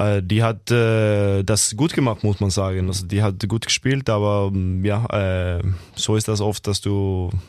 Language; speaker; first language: German; non-native, fluent; Norwegian